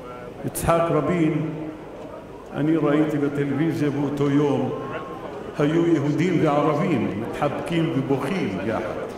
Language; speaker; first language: Hebrew; non-native, local second language; Arabic